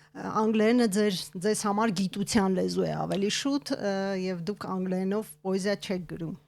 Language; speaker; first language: Armenian; native; Armenian